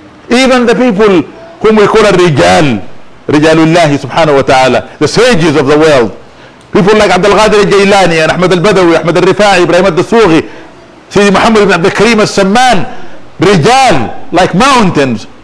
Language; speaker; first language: English; non-native, fluent; Arabic